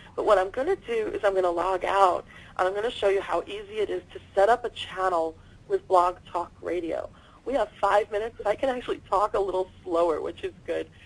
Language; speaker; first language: English; native; English